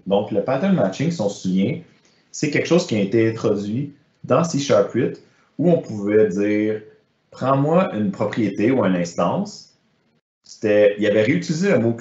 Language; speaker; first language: French; native; French